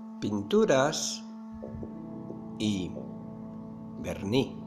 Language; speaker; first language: Spanish; non-native, learner; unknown